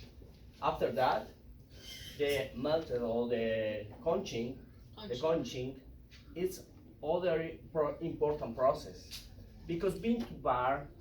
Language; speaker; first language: English; non-native, learner; Spanish